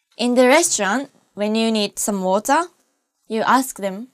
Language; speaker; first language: English; non-native, fluent; Japanese